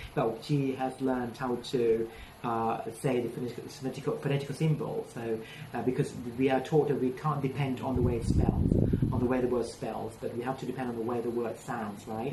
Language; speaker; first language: English; non-native, fluent; Thai